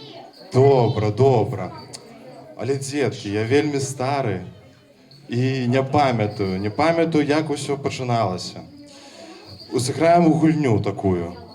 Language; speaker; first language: Belarusian; non-native, local second language; Russian